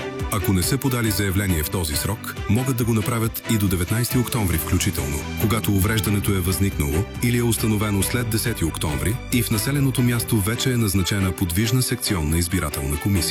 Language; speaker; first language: Bulgarian; native; Bulgarian